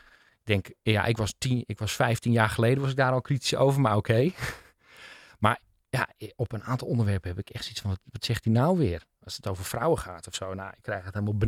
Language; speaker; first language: Dutch; native; Dutch